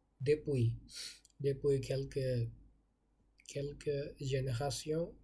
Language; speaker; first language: French; non-native, learner; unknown